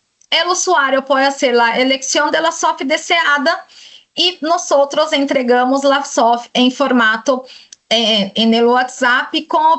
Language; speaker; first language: Spanish; non-native, fluent; Portuguese